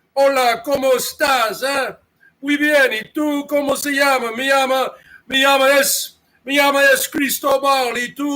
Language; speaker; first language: Spanish; non-native, learner; English